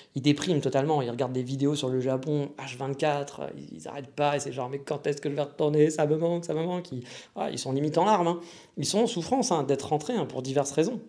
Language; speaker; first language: French; native; French